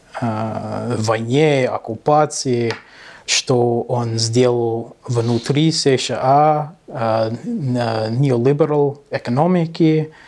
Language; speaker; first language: Russian; non-native, learner; English